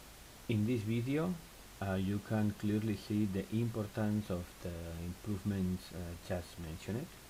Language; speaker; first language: English; non-native, fluent; Spanish